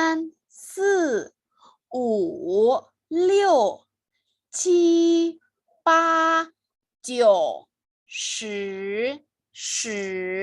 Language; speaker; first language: Chinese; non-native, fluent; Indonesian